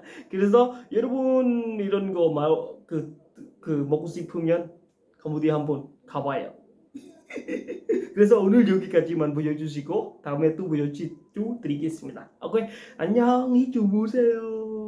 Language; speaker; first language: Korean; non-native, learner; Khmer